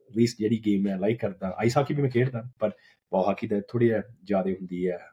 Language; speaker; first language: Punjabi; early bilingual, heritage; Punjabi